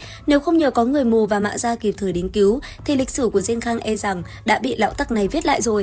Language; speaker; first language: Vietnamese; native; Vietnamese